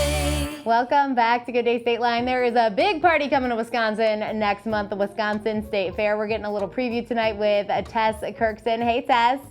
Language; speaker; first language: English; native; English